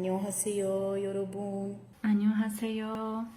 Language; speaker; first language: Korean; non-native, learner; Portuguese